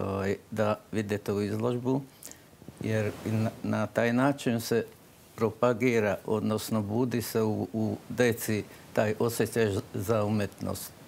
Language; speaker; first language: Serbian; non-native, local second language; Slovak